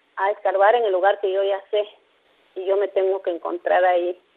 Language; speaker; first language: Spanish; native; Spanish